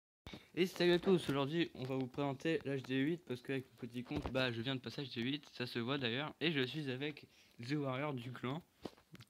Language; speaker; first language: French; native; French